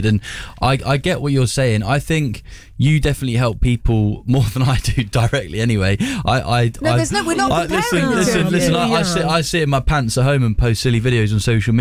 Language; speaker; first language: English; native; English